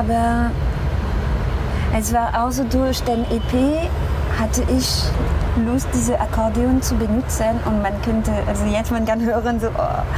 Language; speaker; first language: German; non-native, fluent; French